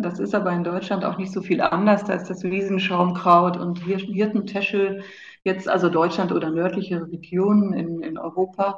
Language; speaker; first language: German; native; German